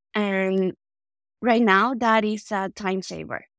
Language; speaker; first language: English; non-native, fluent; Spanish